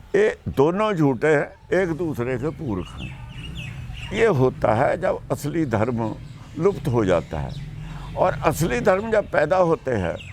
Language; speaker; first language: Hindi; non-native, local second language; Punjabi